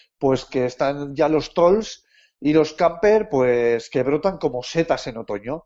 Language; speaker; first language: Spanish; native; Spanish